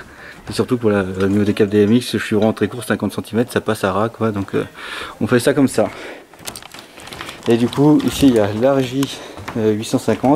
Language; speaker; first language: French; native; French